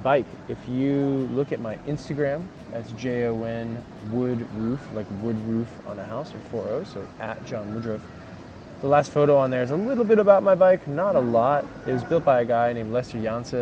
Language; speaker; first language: English; native; English